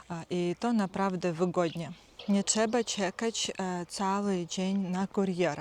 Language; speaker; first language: Polish; non-native, fluent; Ukrainian